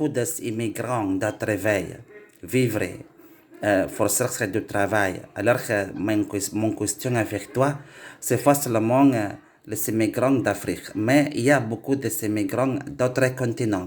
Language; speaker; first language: French; non-native, learner; Indonesian